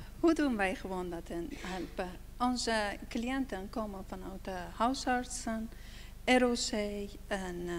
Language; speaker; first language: Dutch; non-native, learner; Persian